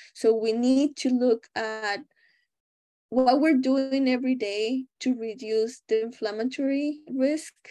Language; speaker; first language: English; non-native, fluent; Spanish